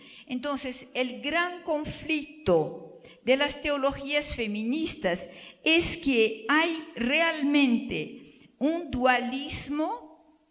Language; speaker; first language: Spanish; non-native, fluent; Portuguese